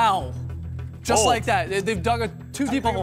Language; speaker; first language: English; native; English